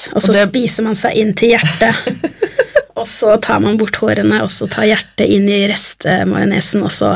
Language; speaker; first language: Norwegian; early bilingual, other home language; Spanish